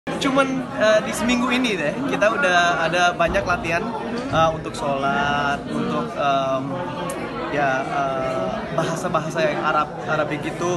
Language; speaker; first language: Indonesian; early bilingual, heritage; English